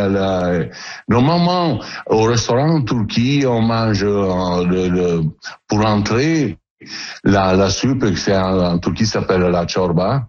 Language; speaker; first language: French; non-native, learner; Italian